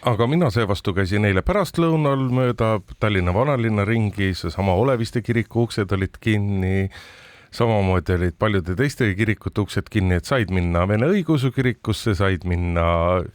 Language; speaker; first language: Estonian; native; Estonian